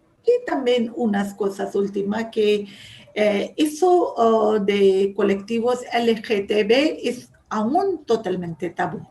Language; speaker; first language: Spanish; non-native, fluent; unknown